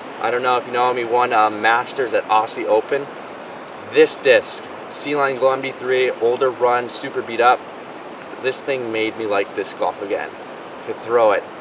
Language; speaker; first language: English; native; English